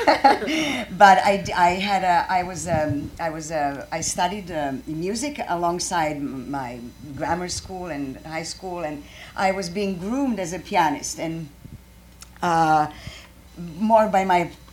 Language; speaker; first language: English; non-native, fluent; Croatian